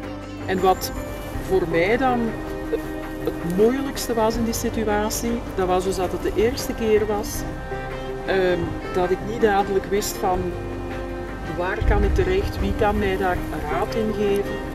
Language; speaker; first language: Dutch; native; Dutch